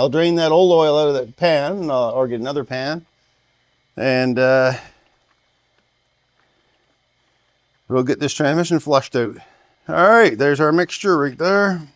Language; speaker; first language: English; native; English